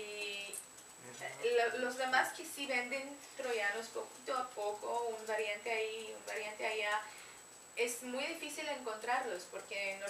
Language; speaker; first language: Spanish; non-native, fluent; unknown